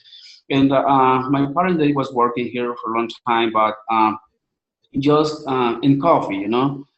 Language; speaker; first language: English; non-native, learner; Spanish